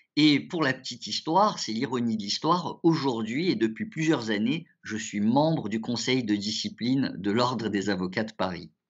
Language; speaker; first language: French; early bilingual, other home language; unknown